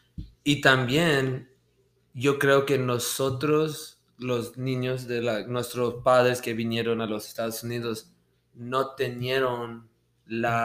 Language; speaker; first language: Spanish; early bilingual, heritage; Spanish